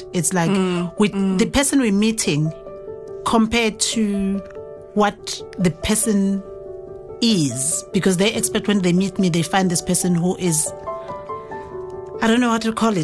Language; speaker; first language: English; non-native, local second language; Zulu